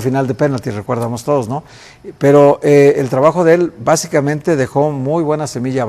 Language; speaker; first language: Spanish; native; Spanish